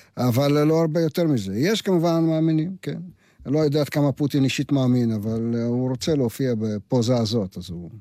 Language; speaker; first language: Hebrew; non-native, fluent; Russian